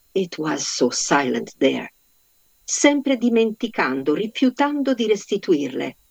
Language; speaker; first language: Italian; non-native, fluent; Polish